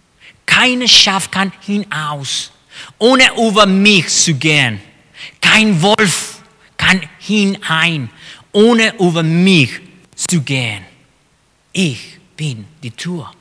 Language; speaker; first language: German; non-native, fluent; Spanish